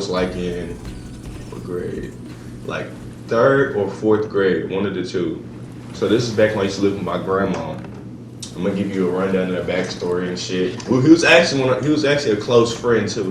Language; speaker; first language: English; native; English